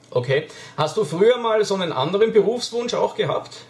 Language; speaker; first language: German; native; German